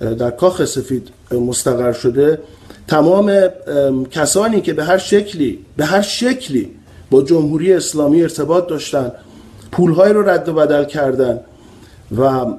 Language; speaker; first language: Persian; native; Persian